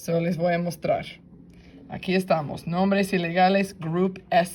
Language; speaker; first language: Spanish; non-native, fluent; English